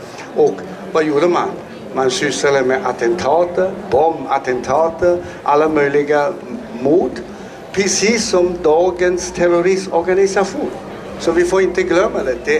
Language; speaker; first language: Swedish; non-native, fluent; Chinese